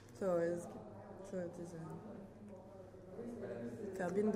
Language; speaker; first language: German; non-native, fluent; French